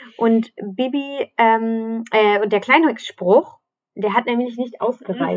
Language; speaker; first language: German; native; German